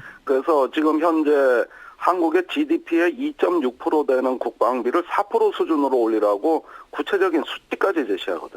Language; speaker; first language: Korean; native; Korean